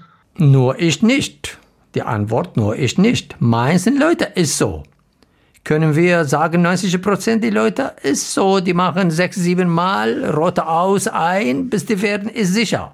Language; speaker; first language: German; non-native, learner; Arabic